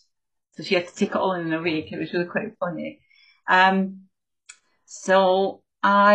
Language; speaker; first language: English; native; English